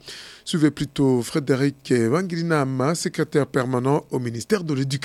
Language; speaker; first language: French; non-native, local second language; Rundi